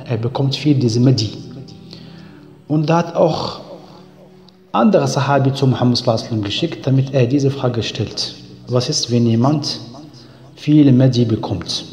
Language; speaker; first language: German; non-native, fluent; Arabic